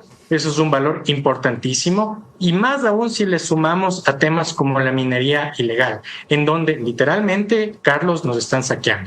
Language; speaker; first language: Spanish; native; Spanish